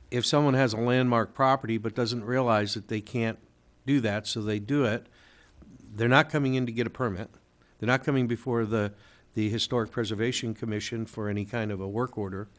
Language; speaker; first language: English; native; English